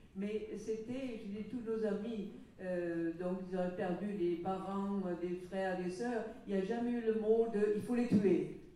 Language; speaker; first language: French; non-native, fluent; German